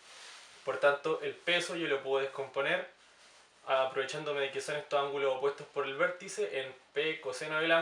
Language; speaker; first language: Spanish; native; Spanish